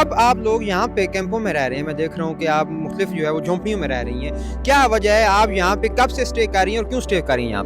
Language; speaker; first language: Urdu; native; Urdu